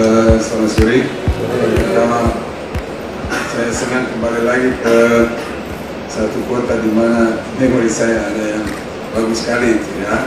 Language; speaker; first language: Indonesian; non-native, fluent; Serbian